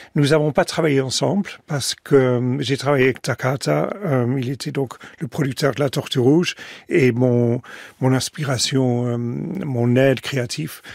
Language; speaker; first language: French; non-native, fluent; Dutch